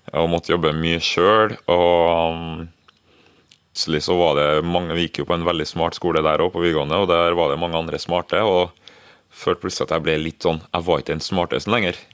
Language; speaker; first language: Norwegian; early bilingual, other home language; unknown